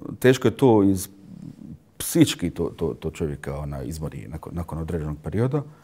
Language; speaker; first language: Bosnian; early bilingual, heritage; Bosnian